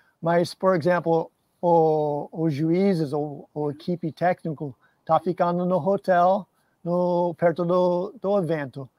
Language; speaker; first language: Portuguese; non-native, fluent; English